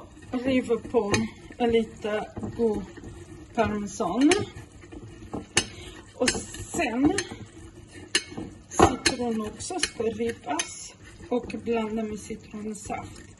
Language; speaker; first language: Swedish; non-native, fluent; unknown